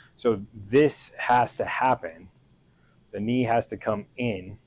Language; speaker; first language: English; native; English